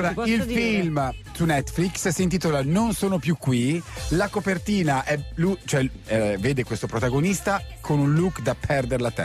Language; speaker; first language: Italian; native; Italian